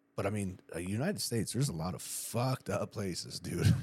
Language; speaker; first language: English; native; English